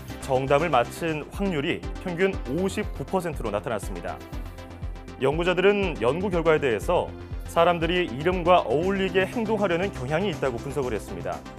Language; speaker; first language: Korean; native; Korean